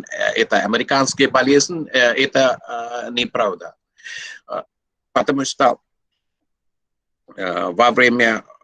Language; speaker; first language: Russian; non-native, learner; Sinhala